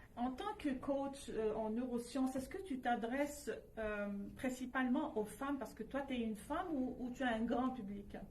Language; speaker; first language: French; non-native, local second language; Arabic